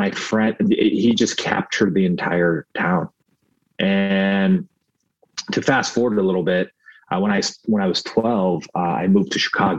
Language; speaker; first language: English; early bilingual, other home language; Korean